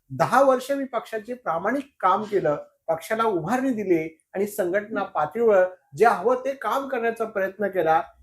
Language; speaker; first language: Marathi; native; Marathi